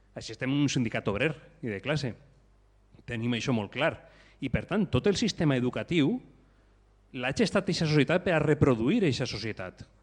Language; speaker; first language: Catalan; native; Catalan